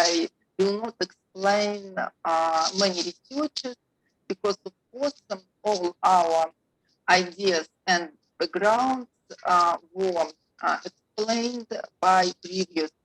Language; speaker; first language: English; non-native, learner; Russian